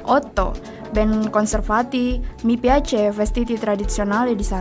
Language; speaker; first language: Italian; non-native, learner; Indonesian